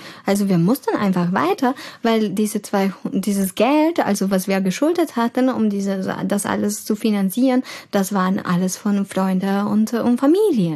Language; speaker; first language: German; early bilingual, heritage; German